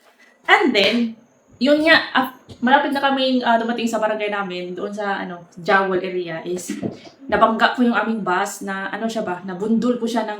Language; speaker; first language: Filipino; non-native, local second language; Cebuano